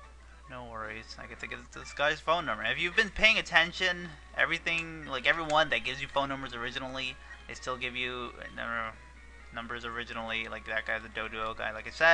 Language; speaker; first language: English; native; English